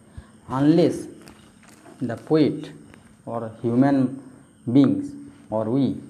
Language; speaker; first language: English; non-native, local second language; Bangla